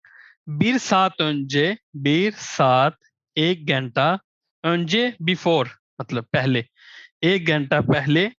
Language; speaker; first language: Turkish; non-native, fluent; Urdu